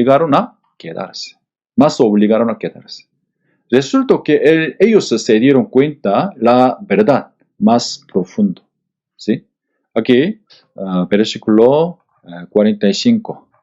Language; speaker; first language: Spanish; non-native, fluent; Korean